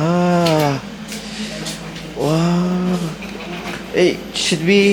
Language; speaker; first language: English; non-native, local second language; Filipino